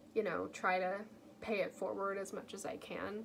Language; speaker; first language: English; native; English